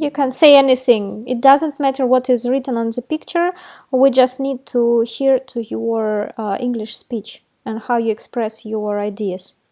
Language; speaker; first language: English; non-native, fluent; Russian